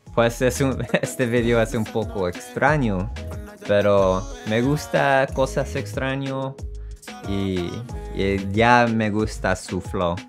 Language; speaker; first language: Spanish; non-native, learner; English